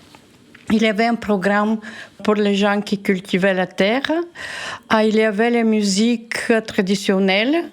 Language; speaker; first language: French; non-native, fluent; Bulgarian